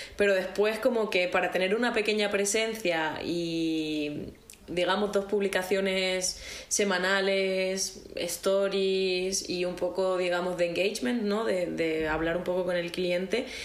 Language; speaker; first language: Spanish; native; Spanish